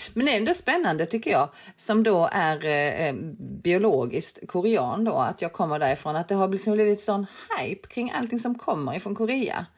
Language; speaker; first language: Swedish; early bilingual, other home language; Korean